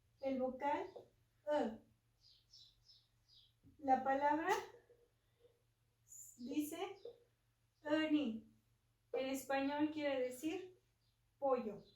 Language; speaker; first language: Spanish; non-native, local second language; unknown